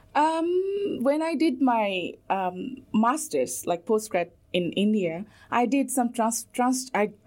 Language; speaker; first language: English; non-native, local second language; Bangla